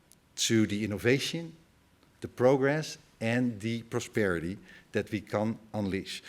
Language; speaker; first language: English; non-native, fluent; Dutch